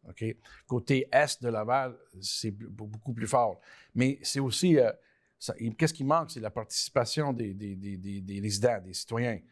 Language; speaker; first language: French; early bilingual, other home language; Italian